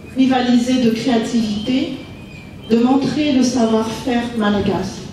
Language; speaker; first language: French; non-native, local second language; Malagasy